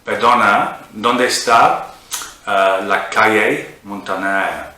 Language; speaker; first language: Spanish; non-native, learner; English